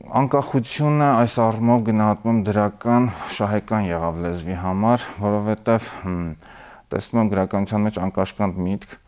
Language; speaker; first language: Armenian; native; Armenian